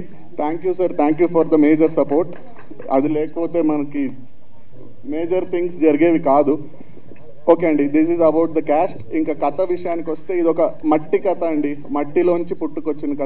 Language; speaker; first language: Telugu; native; Telugu